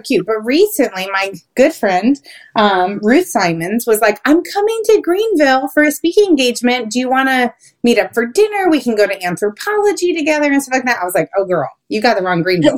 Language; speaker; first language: English; native; English